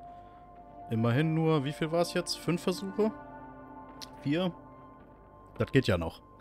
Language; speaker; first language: German; native; German